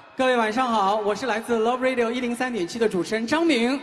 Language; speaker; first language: Chinese; native; Chinese